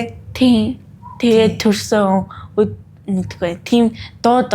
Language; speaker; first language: Mongolian; early bilingual, heritage; Mongolian